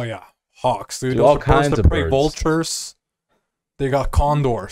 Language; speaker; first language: English; native; English